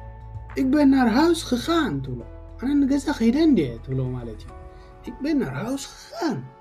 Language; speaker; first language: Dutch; non-native, learner; Tigrinya